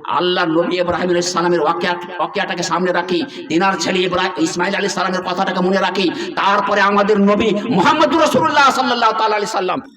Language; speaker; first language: Bangla; non-native, local second language; Urdu